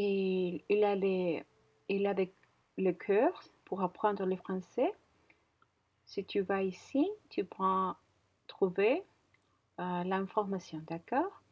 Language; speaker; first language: French; non-native, learner; Spanish